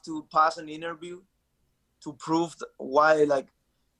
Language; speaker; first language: English; non-native, fluent; Spanish